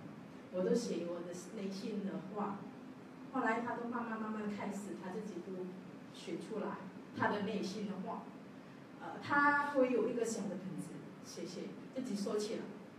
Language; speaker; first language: Chinese; non-native, learner; Javanese